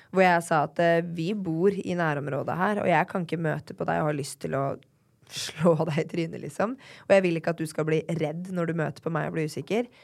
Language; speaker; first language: Norwegian; native; Norwegian